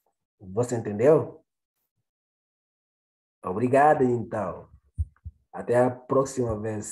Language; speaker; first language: Portuguese; non-native, fluent; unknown